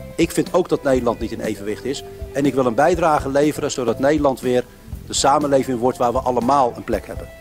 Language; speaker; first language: Dutch; early bilingual, other home language; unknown